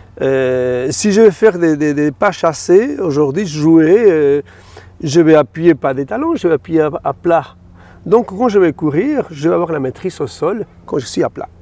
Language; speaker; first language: French; non-native, fluent; Spanish